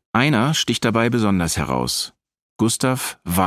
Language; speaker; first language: German; native; German